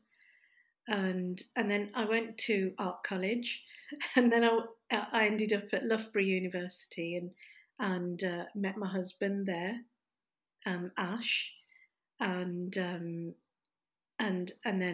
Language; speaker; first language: English; native; English